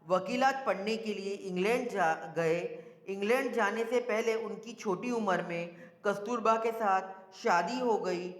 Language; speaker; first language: Hindi; non-native, local second language; Gujarati